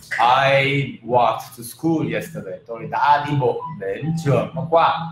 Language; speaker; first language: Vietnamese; non-native, fluent; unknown